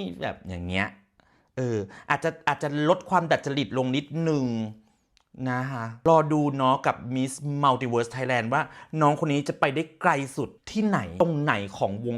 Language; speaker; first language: Thai; native; Thai